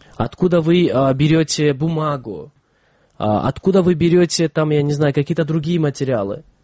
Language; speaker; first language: Russian; non-native, local second language; Kyrgyz